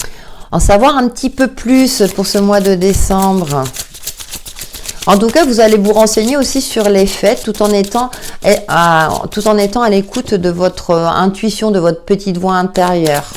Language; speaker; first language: French; native; French